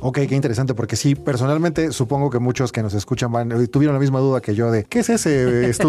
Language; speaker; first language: Spanish; native; Spanish